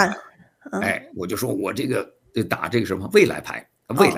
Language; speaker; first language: Chinese; native; Chinese